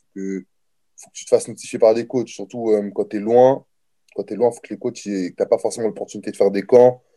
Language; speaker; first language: French; native; French